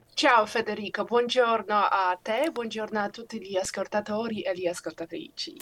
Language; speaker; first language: Italian; non-native, fluent; Polish